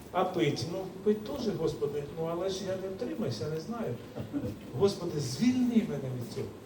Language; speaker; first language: Ukrainian; native; Ukrainian